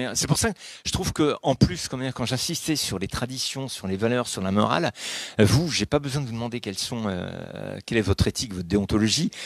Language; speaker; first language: French; native; French